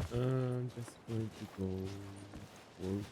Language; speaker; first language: English; non-native, fluent; German